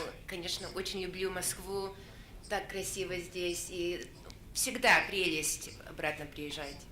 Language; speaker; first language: Russian; early bilingual, heritage; Russian